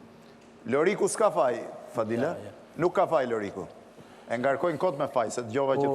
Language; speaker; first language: Albanian; native; Albanian